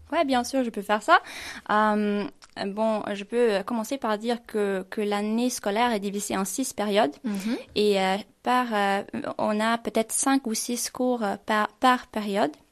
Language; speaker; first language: French; non-native, fluent; Swedish